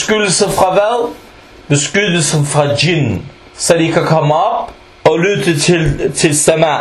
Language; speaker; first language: Danish; non-native, fluent; Arabic